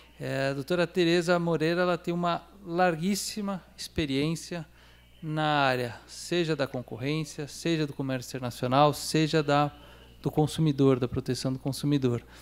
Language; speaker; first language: Portuguese; native; Portuguese